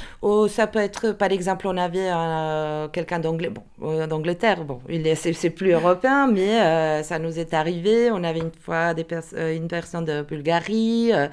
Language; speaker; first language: French; non-native, fluent; Croatian